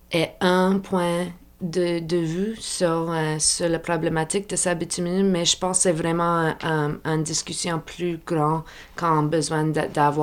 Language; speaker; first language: French; non-native, local second language; English